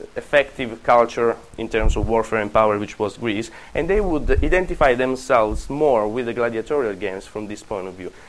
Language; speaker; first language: English; non-native, fluent; Italian